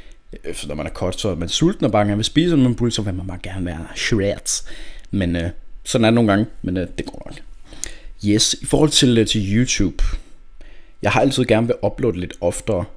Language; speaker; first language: Danish; native; Danish